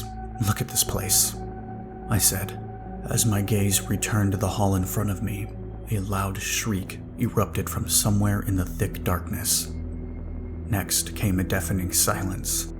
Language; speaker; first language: English; native; English